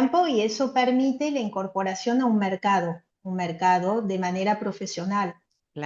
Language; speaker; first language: Spanish; non-native, fluent; French